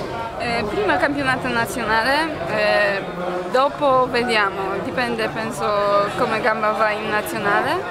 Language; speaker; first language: Italian; non-native, learner; Polish